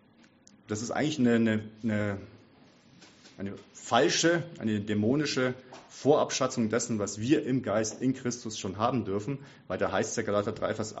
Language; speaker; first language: German; native; German